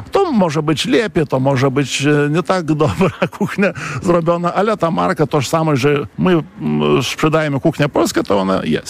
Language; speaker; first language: Polish; non-native, fluent; Lithuanian